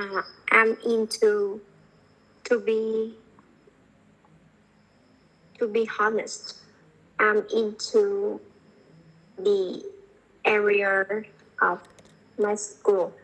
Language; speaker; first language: English; non-native, learner; Vietnamese